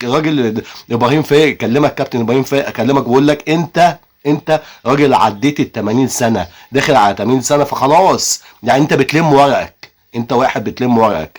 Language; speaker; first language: Arabic; native; Arabic